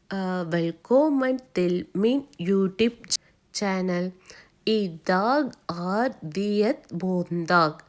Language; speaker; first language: Swedish; non-native, learner; Tamil